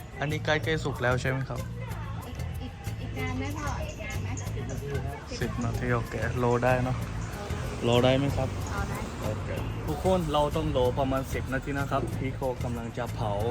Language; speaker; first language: Thai; non-native, learner; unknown